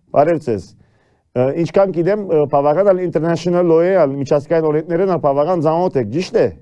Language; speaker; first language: Armenian; early bilingual, heritage; Armenian